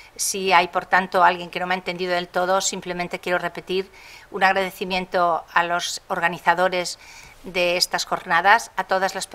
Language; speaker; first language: Spanish; non-native, local second language; Catalan